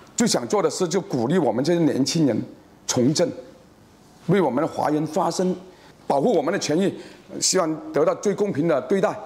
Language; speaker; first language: Chinese; native; Chinese